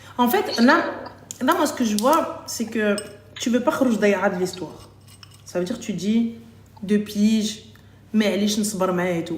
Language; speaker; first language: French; early bilingual, other home language; Arabic